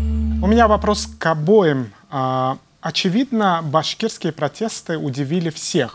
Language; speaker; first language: Russian; native; Russian